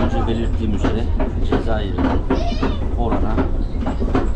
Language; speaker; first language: Turkish; native; Turkish